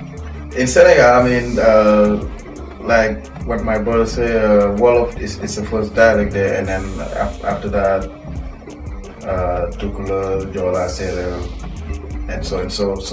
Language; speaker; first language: English; non-native, fluent; Wolof